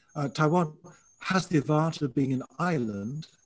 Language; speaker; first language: English; native; English